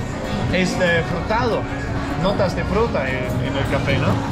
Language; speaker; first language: Spanish; non-native, fluent; Danish